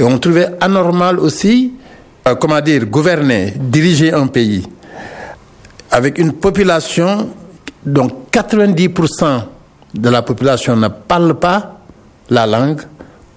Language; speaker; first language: French; non-native, local second language; Wolof